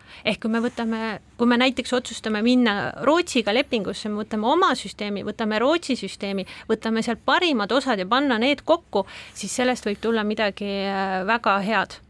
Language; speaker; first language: Estonian; native; Estonian